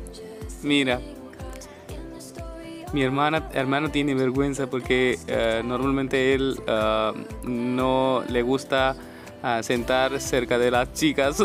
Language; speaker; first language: Spanish; non-native, learner; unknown